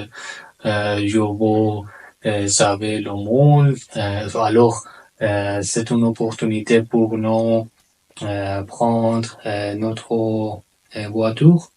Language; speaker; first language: French; non-native, learner; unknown